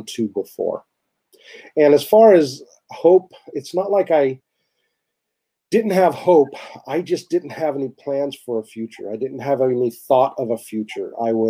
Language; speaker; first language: English; native; English